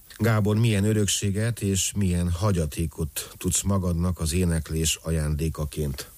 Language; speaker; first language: Hungarian; native; Hungarian